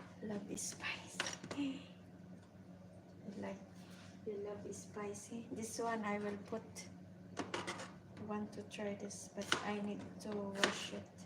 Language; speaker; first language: English; non-native, learner; Bikol